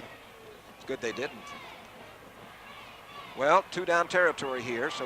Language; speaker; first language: English; native; English